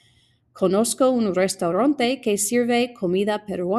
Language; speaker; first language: Spanish; non-native, fluent; English